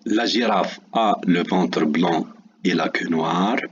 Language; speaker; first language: French; non-native, local second language; Arabic